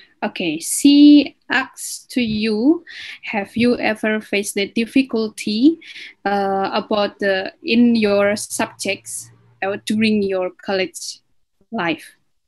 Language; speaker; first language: English; non-native, fluent; Indonesian